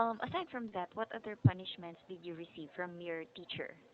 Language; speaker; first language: English; non-native, fluent; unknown